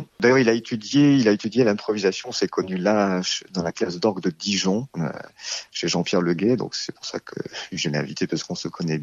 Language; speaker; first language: French; native; French